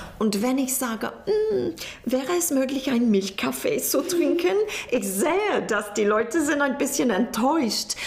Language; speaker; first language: German; non-native, learner; English